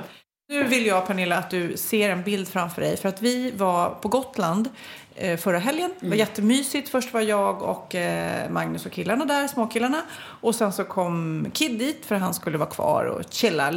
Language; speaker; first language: Swedish; native; Swedish